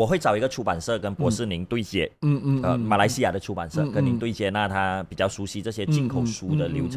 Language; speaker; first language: Chinese; native; Chinese